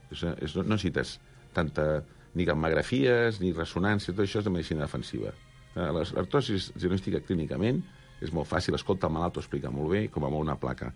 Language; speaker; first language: Catalan; native; Catalan